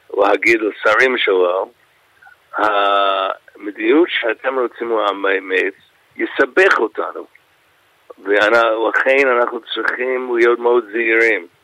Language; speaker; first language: Hebrew; non-native, fluent; English